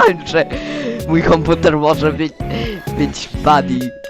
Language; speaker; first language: Polish; early bilingual, heritage; Polish